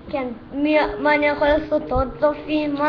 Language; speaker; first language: Hebrew; early bilingual, other home language; Russian